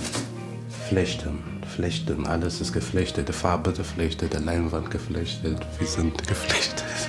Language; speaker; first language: German; non-native, fluent; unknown